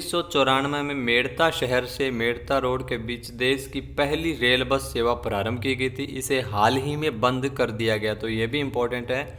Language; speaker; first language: Hindi; native; Hindi